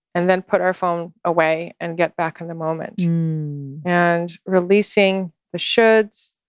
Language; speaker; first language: English; non-native, fluent; Russian